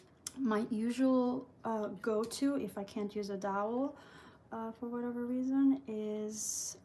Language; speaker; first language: English; early bilingual, other home language; Albanian